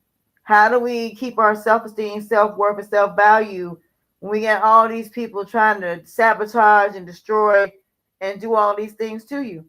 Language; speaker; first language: English; native; English